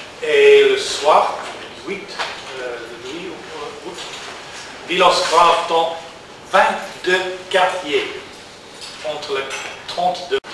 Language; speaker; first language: French; non-native, learner; English